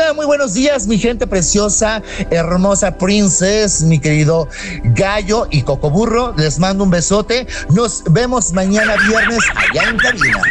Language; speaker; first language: Spanish; native; Spanish